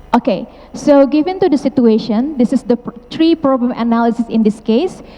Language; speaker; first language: English; non-native, fluent; Indonesian